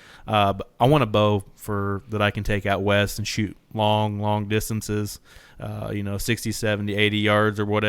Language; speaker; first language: English; native; English